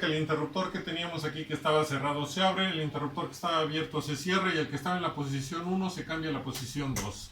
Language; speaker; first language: Spanish; native; Spanish